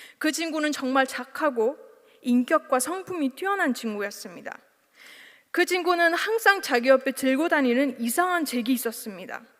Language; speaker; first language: Korean; non-native, fluent; Uzbek